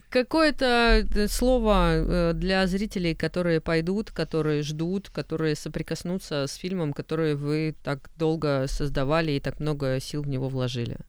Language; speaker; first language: Russian; native; Russian